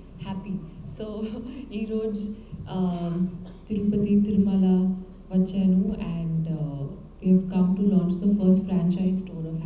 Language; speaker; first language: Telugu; non-native, learner; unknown